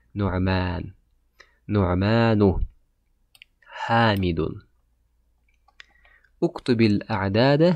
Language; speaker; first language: Arabic; non-native, fluent; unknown